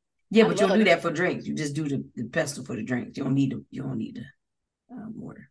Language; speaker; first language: English; native; English